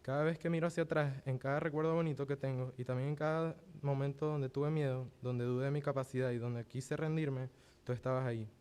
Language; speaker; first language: Spanish; early bilingual, other home language; English